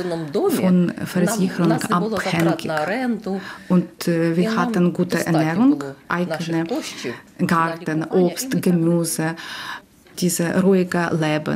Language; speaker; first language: German; non-native, learner; Ukrainian